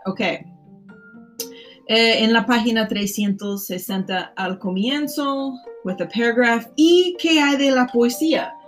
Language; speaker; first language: Spanish; non-native, fluent; English